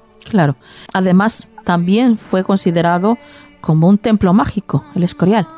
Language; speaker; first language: Spanish; native; Spanish